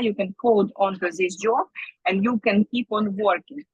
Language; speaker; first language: English; non-native, fluent; Ukrainian